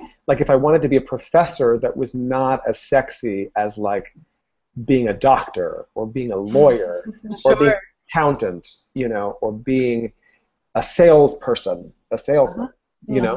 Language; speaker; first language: English; early bilingual, other home language; Spanish